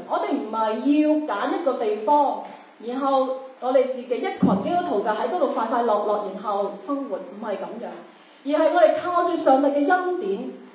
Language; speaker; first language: Chinese; non-native, local second language; Cantonese